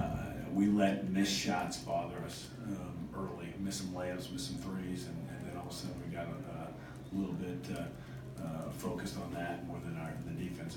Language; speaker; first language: English; native; English